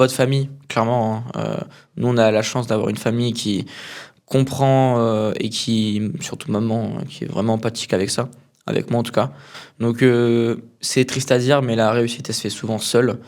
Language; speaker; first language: French; native; French